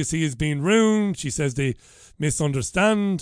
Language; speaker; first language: English; non-native, local second language; Irish